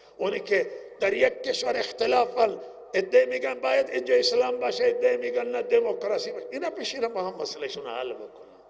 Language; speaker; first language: Persian; non-native, local second language; Baluchi